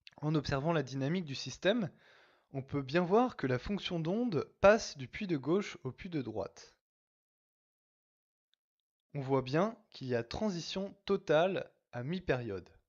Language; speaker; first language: French; native; French